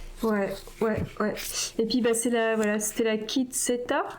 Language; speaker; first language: French; native; French